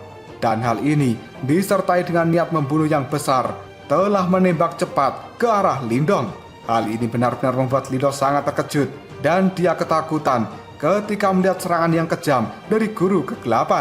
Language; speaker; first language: Indonesian; native; Indonesian